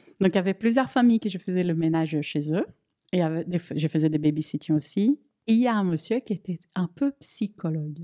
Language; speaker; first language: French; non-native, fluent; Portuguese